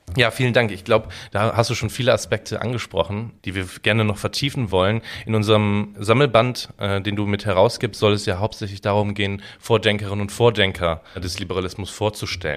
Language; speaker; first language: German; native; German